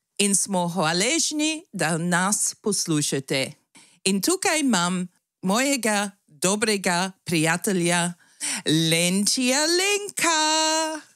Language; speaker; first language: Slovenian; non-native, learner; English